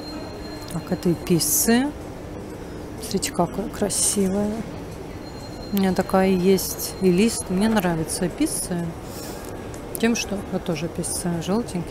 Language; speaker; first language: Russian; native; Russian